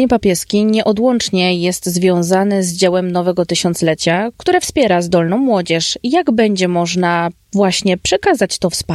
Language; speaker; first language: Polish; native; Polish